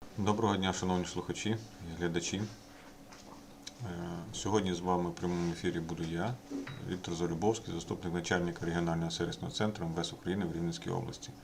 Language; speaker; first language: Ukrainian; native; Ukrainian